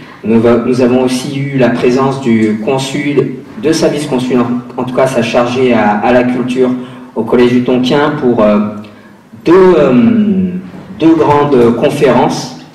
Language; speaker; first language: French; native; French